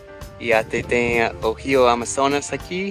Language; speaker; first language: Portuguese; non-native, fluent; English